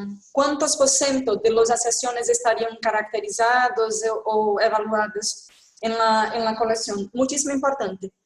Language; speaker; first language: Spanish; non-native, fluent; Portuguese